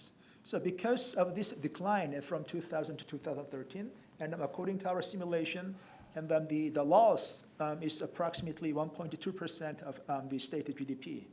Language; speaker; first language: English; non-native, fluent; Korean